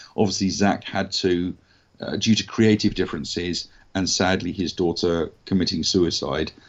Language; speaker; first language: English; native; English